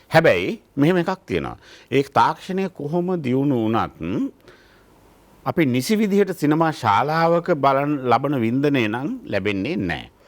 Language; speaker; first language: Sinhala; native; Sinhala